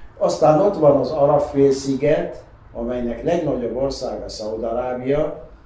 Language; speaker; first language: Hungarian; non-native, fluent; Arabic